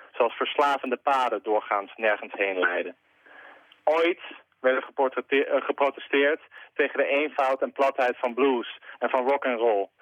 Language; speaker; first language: Dutch; native; Dutch